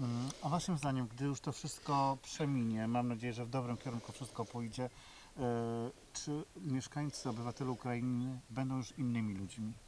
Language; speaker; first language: Polish; native; Polish